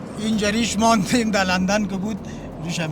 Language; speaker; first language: Persian; native; Persian